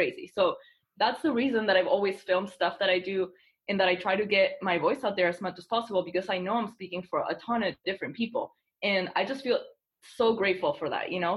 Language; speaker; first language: English; non-native, fluent; Spanish